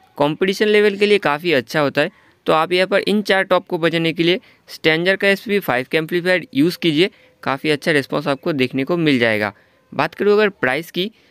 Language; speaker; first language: Hindi; non-native, local second language; Bangla